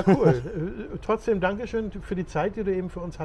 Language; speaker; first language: German; native; German